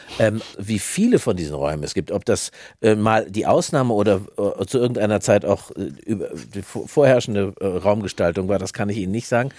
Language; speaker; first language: German; native; German